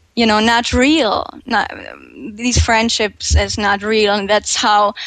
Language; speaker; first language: English; non-native, fluent; German